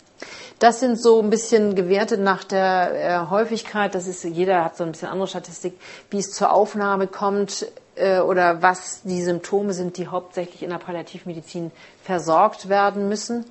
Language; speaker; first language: German; native; German